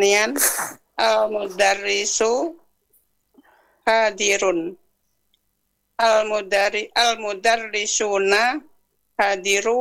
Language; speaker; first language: Arabic; non-native, learner; Indonesian